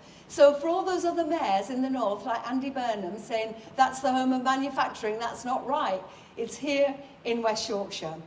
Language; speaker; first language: English; native; English